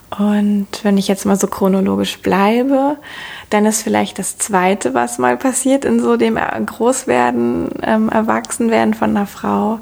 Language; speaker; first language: German; native; German